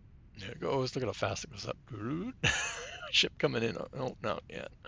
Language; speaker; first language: English; native; English